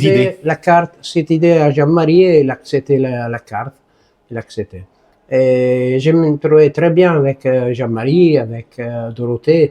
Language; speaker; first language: French; non-native, learner; Italian